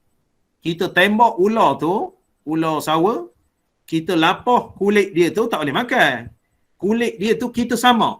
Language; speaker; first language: Malay; native; Malay